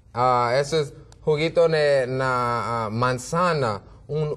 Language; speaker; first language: Spanish; non-native, learner; English